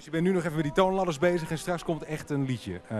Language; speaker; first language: Dutch; native; Dutch